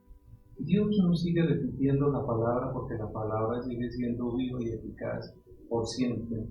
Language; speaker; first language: Spanish; native; Spanish